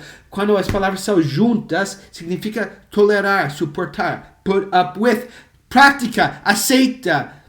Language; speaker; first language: Portuguese; non-native, fluent; English